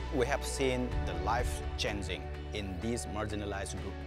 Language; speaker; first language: English; non-native, local second language; Manipuri